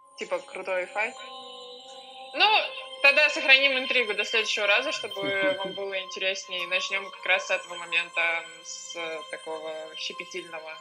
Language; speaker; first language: Russian; native; Russian